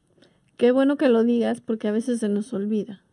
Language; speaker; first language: Spanish; native; Spanish